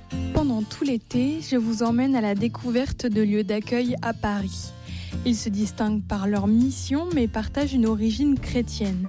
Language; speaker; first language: French; native; French